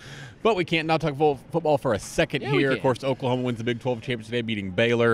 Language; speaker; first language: English; native; English